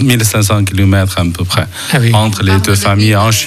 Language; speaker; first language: French; non-native, fluent; Chinese